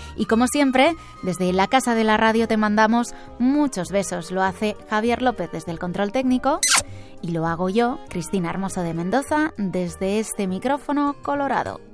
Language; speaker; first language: Spanish; native; Spanish